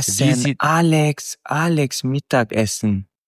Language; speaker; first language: German; non-native, fluent; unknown